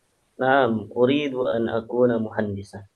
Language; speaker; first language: Arabic; non-native, learner; Indonesian